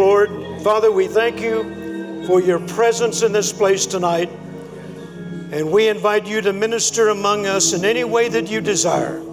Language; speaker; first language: English; native; English